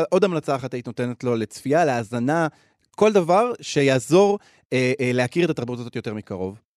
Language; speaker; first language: Hebrew; native; Hebrew